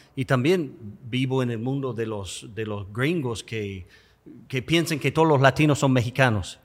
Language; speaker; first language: Spanish; non-native, fluent; English